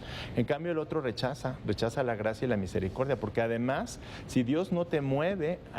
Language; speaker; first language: Spanish; native; Spanish